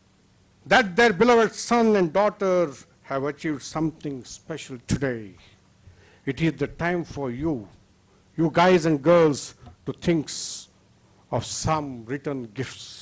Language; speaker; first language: English; non-native, local second language; Kannada